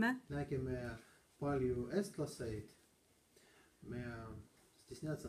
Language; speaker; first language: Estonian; non-native, learner; Russian